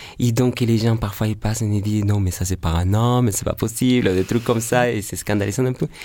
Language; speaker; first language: French; non-native, fluent; Spanish